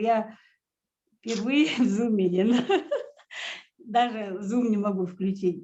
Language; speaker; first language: Russian; non-native, local second language; Yakut